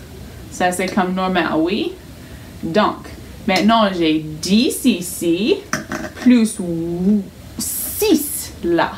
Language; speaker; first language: French; non-native, fluent; English